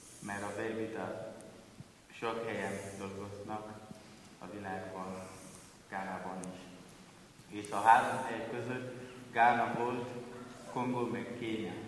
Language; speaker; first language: Hungarian; non-native, learner; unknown